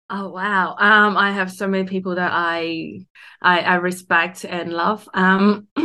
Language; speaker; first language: English; non-native, local second language; Cantonese